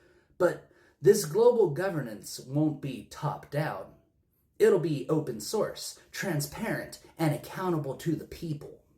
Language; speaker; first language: English; native; English